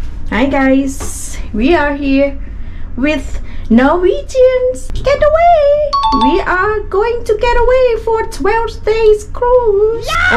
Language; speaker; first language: English; non-native, fluent; Thai